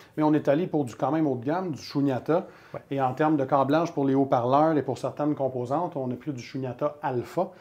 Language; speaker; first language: French; native; French